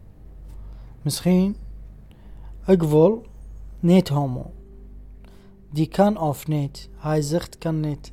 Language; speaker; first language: Dutch; non-native, learner; Arabic